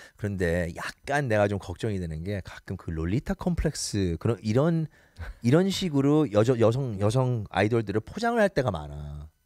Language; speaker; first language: Korean; early bilingual, heritage; Korean